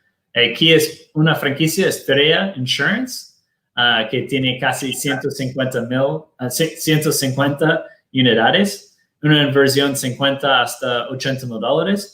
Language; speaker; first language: Spanish; non-native, fluent; Portuguese